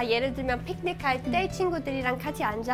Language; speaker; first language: Korean; non-native, learner; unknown